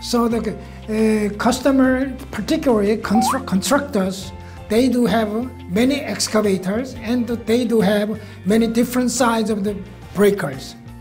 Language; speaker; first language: English; non-native, fluent; Korean